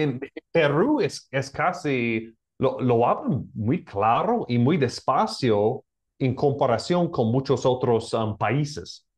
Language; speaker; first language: Spanish; non-native, learner; English